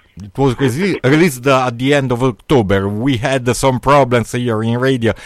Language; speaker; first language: English; non-native, learner; Italian